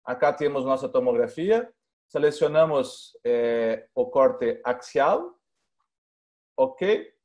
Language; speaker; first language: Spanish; non-native, learner; Portuguese